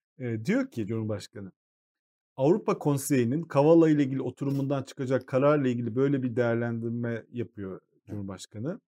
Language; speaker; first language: Turkish; native; Turkish